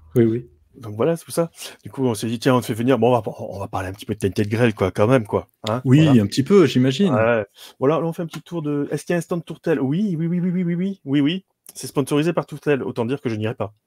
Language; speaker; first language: French; native; French